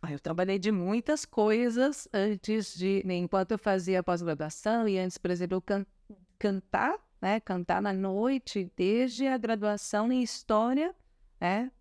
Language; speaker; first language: Portuguese; early bilingual, other home language; Spanish